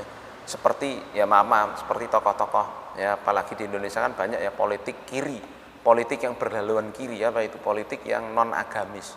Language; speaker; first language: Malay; non-native, local second language; Javanese